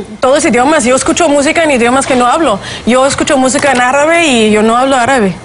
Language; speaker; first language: Spanish; non-native, fluent; Russian